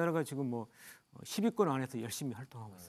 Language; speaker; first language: Korean; native; Korean